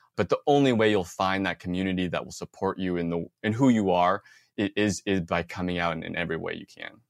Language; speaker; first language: English; native; English